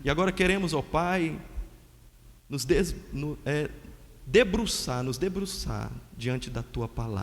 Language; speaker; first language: Portuguese; native; Portuguese